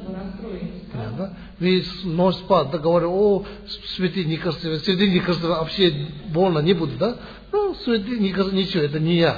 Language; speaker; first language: Russian; non-native, learner; Tibetan